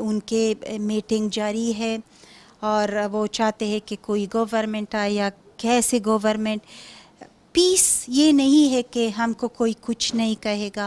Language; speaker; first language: Hindi; non-native, fluent; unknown